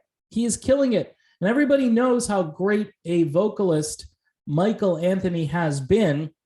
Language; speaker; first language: English; native; English